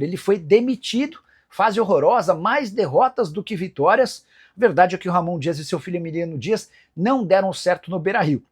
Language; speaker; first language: Portuguese; native; Portuguese